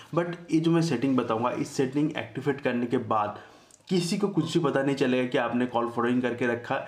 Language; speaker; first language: Hindi; native; Hindi